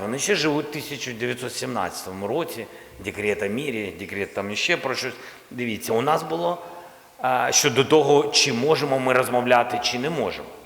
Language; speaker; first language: Ukrainian; non-native, local second language; Russian